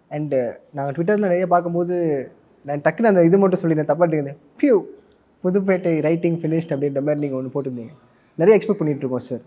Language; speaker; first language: Tamil; native; Tamil